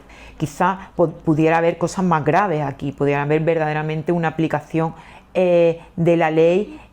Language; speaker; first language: Spanish; native; Spanish